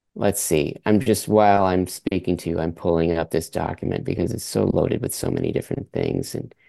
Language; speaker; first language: English; early bilingual, other home language; French